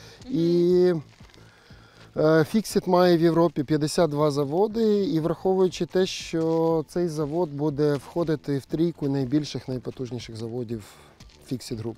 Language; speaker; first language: Ukrainian; native; Ukrainian